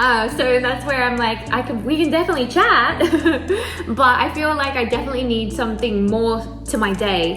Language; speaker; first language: English; native; English